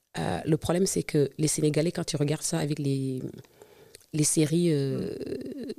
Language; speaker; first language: French; non-native, local second language; Serer